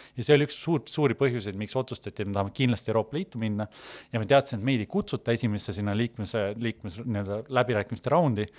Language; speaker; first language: Estonian; native; Estonian